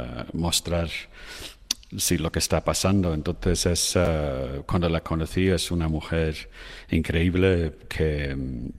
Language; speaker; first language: Spanish; non-native, fluent; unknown